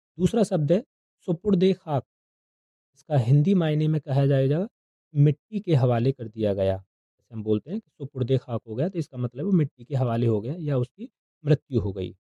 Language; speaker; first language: Hindi; native; Hindi